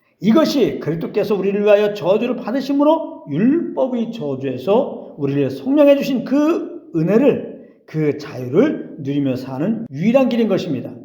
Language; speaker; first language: Korean; native; Korean